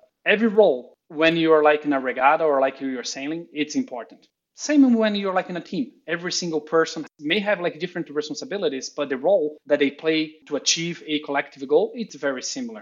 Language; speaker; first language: English; non-native, fluent; Portuguese